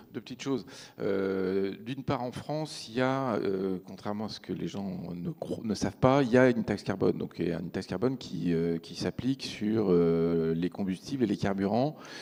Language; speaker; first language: French; native; French